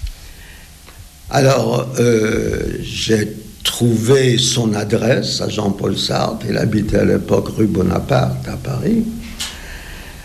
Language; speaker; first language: French; non-native, fluent; Polish